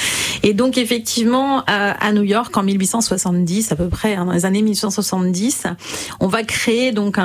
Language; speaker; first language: French; native; French